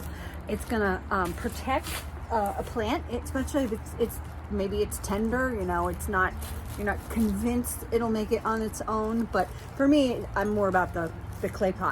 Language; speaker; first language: English; native; English